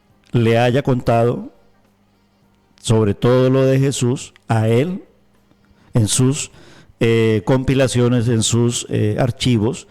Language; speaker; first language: Spanish; native; Spanish